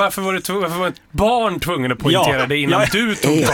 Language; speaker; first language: Swedish; native; Swedish